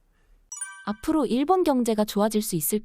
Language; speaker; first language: Korean; native; Korean